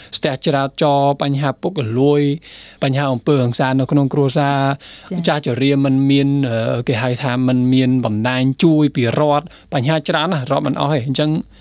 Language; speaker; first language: Khmer; non-native, fluent; Spanish